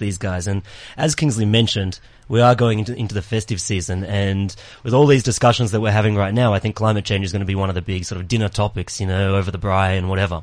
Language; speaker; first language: English; native; English